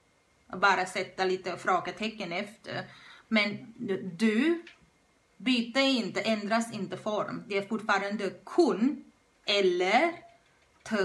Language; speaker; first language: Swedish; non-native, fluent; Thai